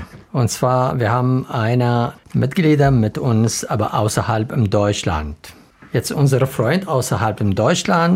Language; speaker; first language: German; non-native, learner; Arabic